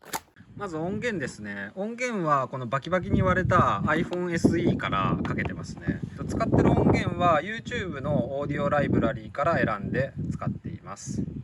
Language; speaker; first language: Japanese; native; Japanese